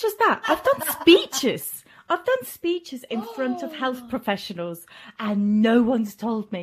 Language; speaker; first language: English; non-native, fluent; German